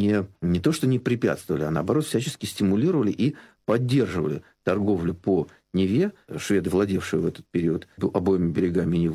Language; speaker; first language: Russian; native; Russian